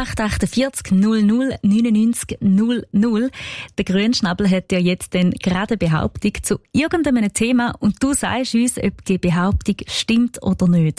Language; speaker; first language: German; native; German